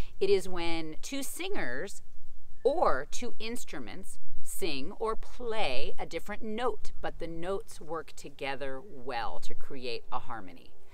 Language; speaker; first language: English; native; English